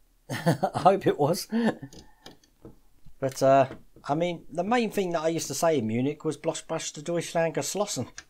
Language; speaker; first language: English; native; English